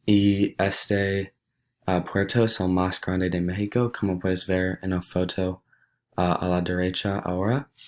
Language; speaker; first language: Spanish; non-native, learner; English